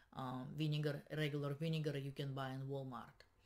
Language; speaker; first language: English; non-native, fluent; Russian